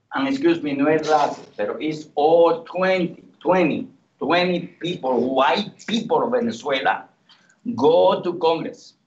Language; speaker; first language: English; non-native, learner; Spanish